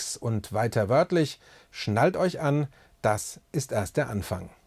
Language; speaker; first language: German; native; German